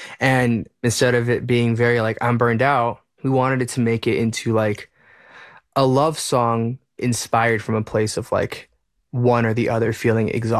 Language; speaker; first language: English; early bilingual, other home language; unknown